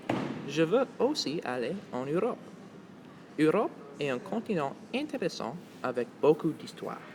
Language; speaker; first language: French; non-native, local second language; English